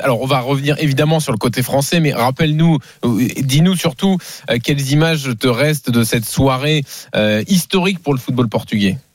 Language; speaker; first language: French; native; French